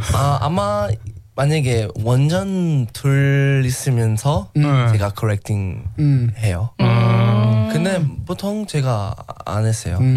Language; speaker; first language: Korean; non-native, learner; English